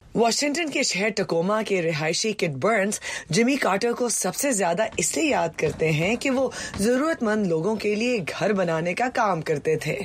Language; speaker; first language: Urdu; native; Urdu